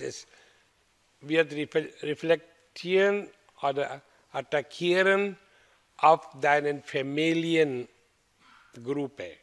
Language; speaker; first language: German; non-native, learner; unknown